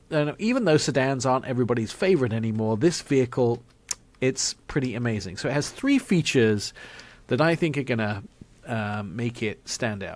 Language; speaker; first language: English; native; English